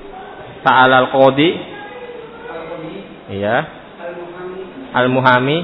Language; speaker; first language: Arabic; non-native, fluent; Indonesian